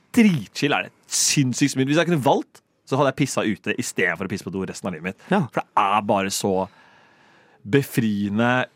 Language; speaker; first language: Norwegian; native; Norwegian